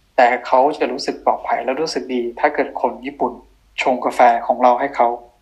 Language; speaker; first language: Thai; non-native, local second language; Akha